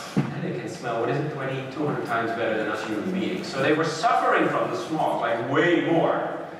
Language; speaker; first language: English; non-native, fluent; Dutch